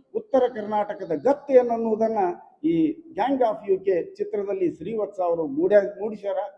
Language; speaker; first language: Kannada; native; Kannada